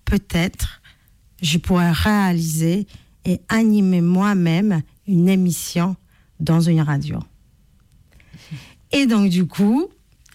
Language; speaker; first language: French; non-native, fluent; Polish